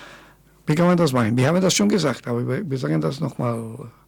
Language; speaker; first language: German; non-native, fluent; Spanish